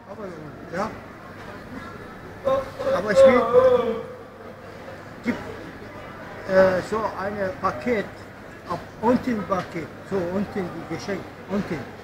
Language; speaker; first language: German; non-native, learner; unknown